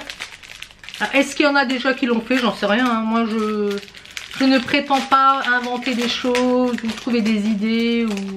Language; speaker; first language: French; native; French